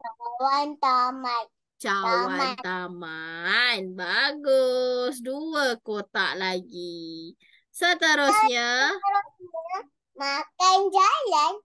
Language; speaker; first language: Malay; native; Malay